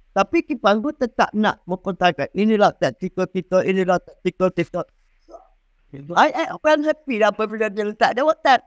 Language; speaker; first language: Malay; native; Malay